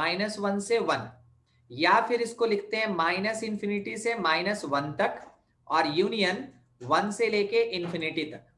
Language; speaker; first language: Hindi; native; Hindi